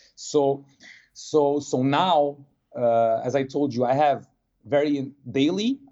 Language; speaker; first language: English; non-native, fluent; Serbian